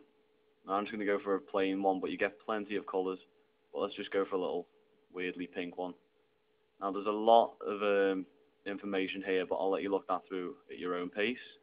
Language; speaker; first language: English; native; English